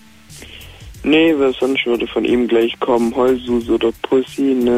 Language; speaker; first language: German; native; German